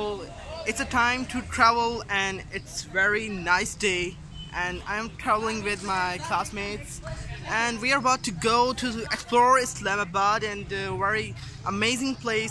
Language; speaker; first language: English; non-native, local second language; Urdu